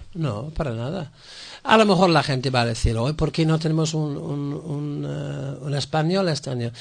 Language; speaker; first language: Spanish; non-native, fluent; English